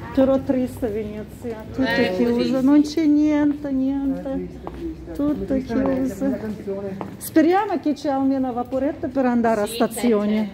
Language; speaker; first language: Italian; non-native, fluent; Russian